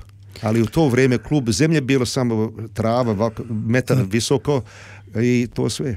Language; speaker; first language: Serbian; early bilingual, heritage; Serbian